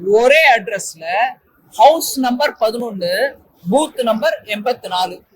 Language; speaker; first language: Tamil; native; Tamil